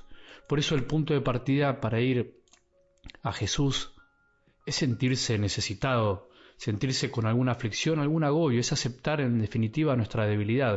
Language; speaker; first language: Spanish; native; Spanish